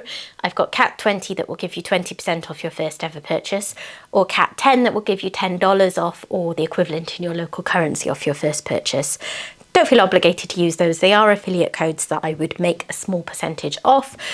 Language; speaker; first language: English; native; English